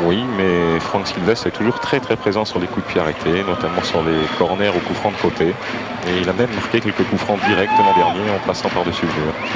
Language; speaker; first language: French; native; French